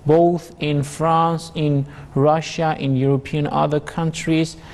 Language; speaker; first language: English; non-native, fluent; Armenian